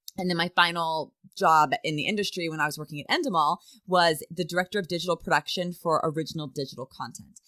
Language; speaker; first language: English; native; English